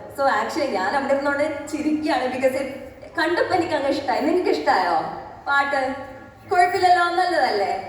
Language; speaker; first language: Malayalam; early bilingual, other home language; English